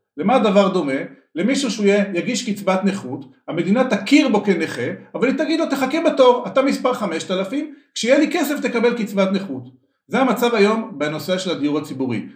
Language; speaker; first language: Hebrew; native; Hebrew